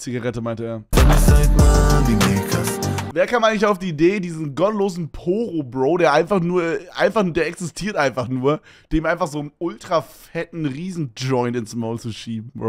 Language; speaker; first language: German; native; German